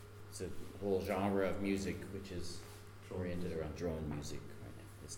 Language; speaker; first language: English; native; English